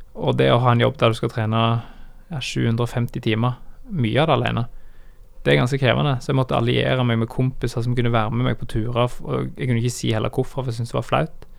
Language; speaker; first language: Norwegian; native; Norwegian